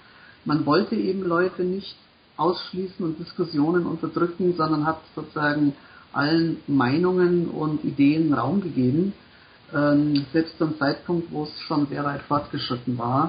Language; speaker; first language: German; native; German